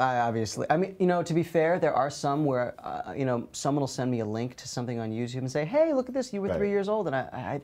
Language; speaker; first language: English; native; English